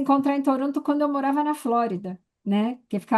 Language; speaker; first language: Portuguese; native; Portuguese